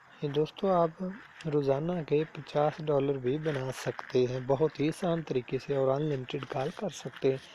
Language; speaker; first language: Urdu; non-native, local second language; Punjabi